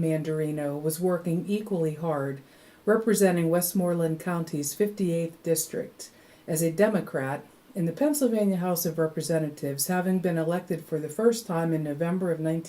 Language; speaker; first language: English; native; English